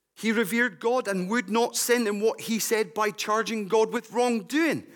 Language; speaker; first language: English; native; English